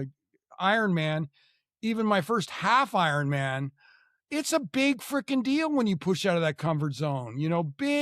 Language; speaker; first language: English; native; English